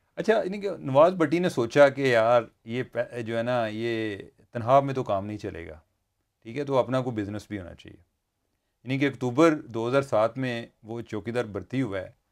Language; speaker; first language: Urdu; non-native, local second language; Punjabi